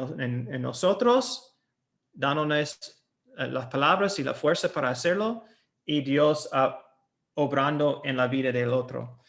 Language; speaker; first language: Spanish; non-native, fluent; English